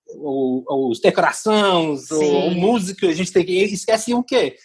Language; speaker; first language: Portuguese; non-native, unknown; English